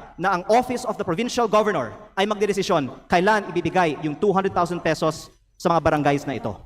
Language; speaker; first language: Filipino; native; Filipino